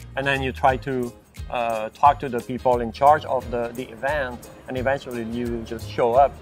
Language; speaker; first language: English; non-native, fluent; French